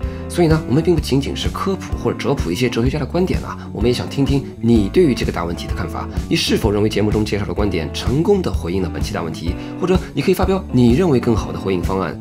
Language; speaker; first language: Chinese; native; Chinese